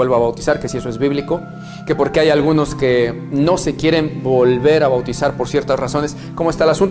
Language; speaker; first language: Spanish; native; Spanish